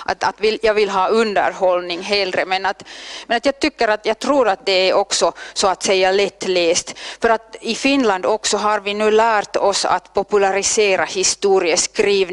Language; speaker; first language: Swedish; non-native, local second language; Finnish